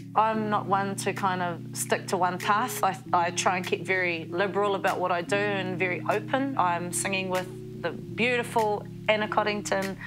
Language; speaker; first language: English; native; English